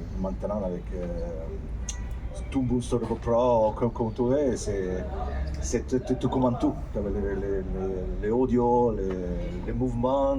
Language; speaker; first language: French; non-native, fluent; Italian